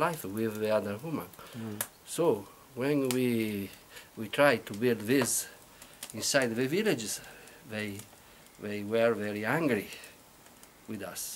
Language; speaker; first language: English; non-native, learner; Italian